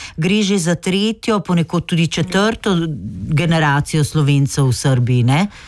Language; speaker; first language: Slovenian; native; Slovenian